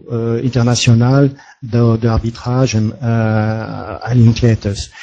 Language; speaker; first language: Portuguese; non-native, fluent; French